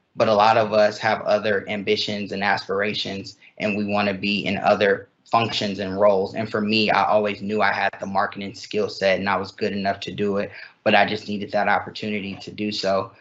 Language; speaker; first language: English; native; English